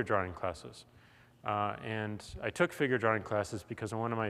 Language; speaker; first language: English; native; English